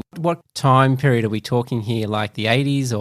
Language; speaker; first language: English; native; English